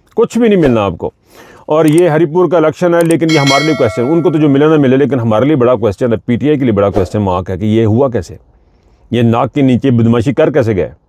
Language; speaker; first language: Urdu; non-native, local second language; Punjabi